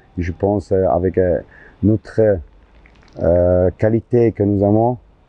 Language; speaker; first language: French; non-native, local second language; German